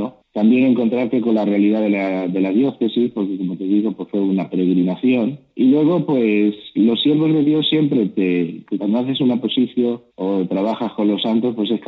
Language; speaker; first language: Spanish; native; Spanish